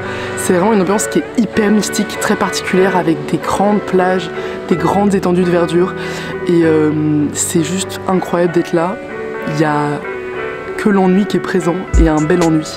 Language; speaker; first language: French; native; French